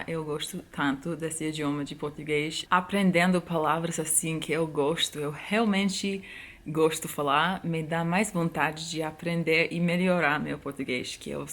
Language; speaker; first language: Portuguese; non-native, fluent; English